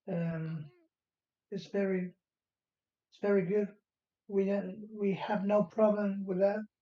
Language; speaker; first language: English; non-native, fluent; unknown